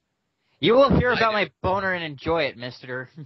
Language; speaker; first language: English; native; English